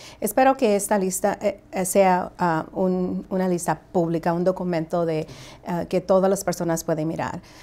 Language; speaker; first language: Spanish; early bilingual, heritage; Spanish